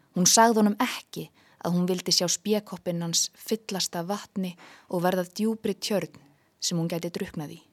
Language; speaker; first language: Icelandic; native; Icelandic